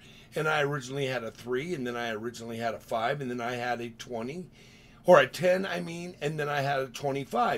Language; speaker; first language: English; native; English